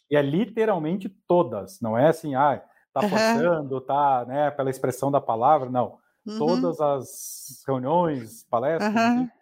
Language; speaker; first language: Portuguese; native; Portuguese